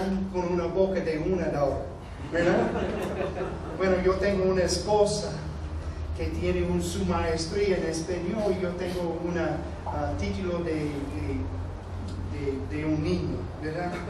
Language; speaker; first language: Spanish; non-native, fluent; English